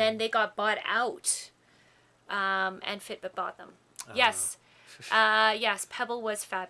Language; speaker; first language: English; native; English